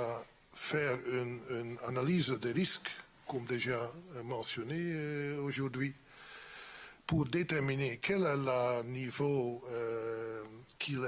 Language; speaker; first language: French; non-native, fluent; Dutch